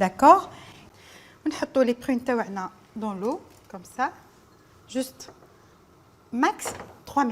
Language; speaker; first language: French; non-native, local second language; Arabic